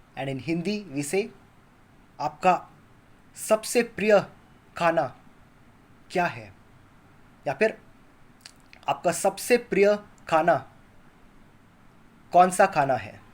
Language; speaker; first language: Hindi; non-native, local second language; Kannada